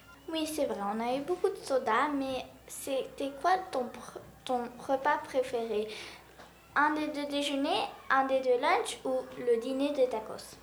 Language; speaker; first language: French; early bilingual, heritage; French